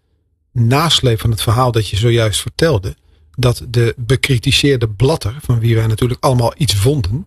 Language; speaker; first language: Dutch; native; Dutch